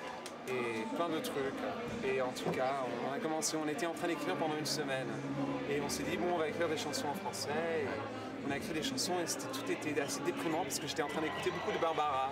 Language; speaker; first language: French; non-native, fluent; English